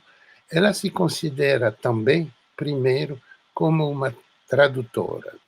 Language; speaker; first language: Portuguese; non-native, fluent; French